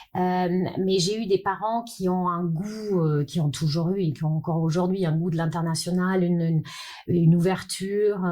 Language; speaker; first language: French; non-native, fluent; German